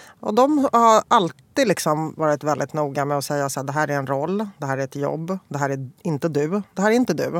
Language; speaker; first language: Swedish; early bilingual, other home language; Polish